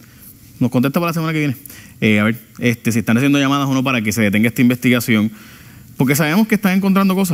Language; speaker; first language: Spanish; native; Spanish